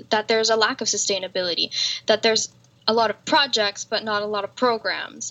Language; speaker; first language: English; native; English